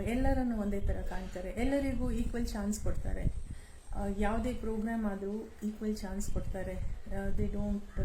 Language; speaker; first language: Kannada; non-native, local second language; Kodava